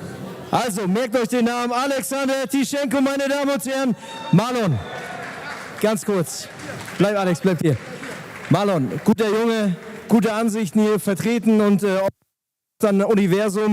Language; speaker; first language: German; native; German